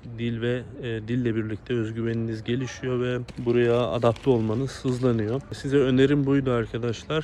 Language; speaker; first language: Turkish; native; Turkish